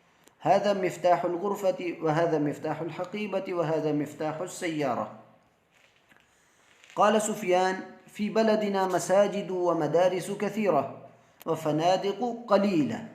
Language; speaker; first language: Arabic; non-native, fluent; Urdu